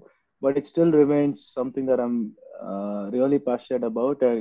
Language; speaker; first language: English; non-native, local second language; Tamil